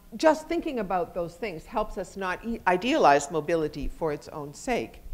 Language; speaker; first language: English; native; English